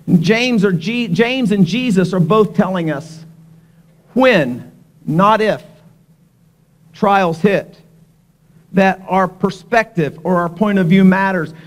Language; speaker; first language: English; native; English